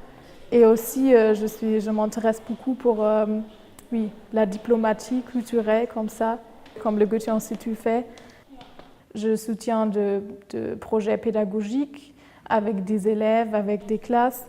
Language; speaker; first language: French; non-native, fluent; German